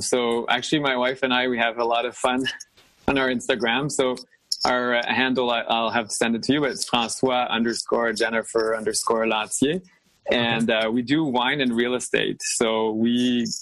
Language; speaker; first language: English; non-native, fluent; French